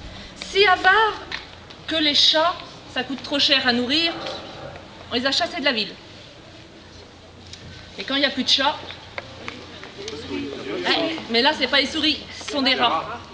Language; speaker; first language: French; native; French